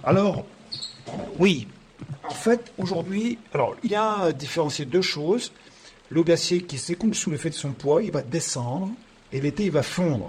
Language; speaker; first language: French; native; French